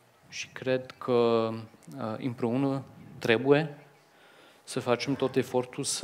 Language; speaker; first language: Romanian; non-native, fluent; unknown